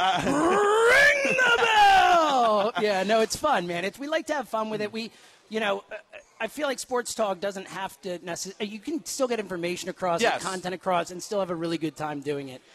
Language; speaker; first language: English; native; English